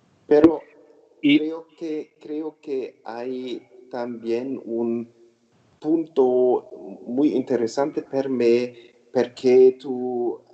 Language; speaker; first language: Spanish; non-native, learner; German